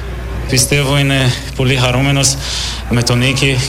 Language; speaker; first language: Greek; non-native, learner; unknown